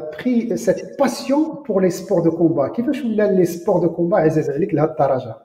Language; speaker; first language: French; non-native, local second language; Arabic